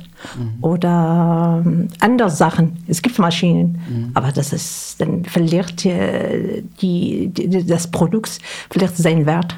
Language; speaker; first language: German; non-native, fluent; Arabic